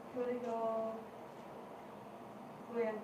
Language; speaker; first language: Korean; non-native, learner; German